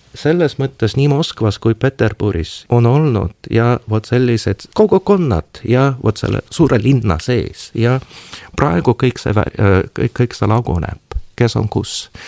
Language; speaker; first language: Estonian; non-native, local second language; Russian